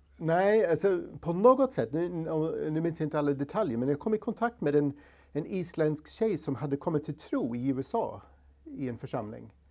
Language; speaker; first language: Swedish; non-native, fluent; English